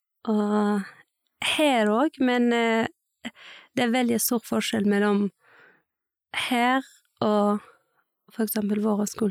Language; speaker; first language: Norwegian; non-native, learner; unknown